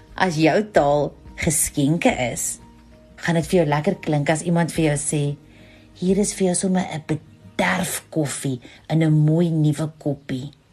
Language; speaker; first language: Afrikaans; native; Afrikaans